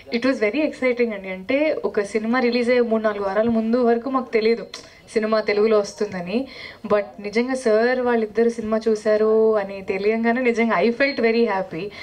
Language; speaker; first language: Telugu; native; Telugu